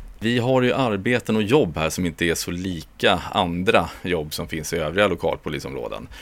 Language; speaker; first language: Swedish; native; Swedish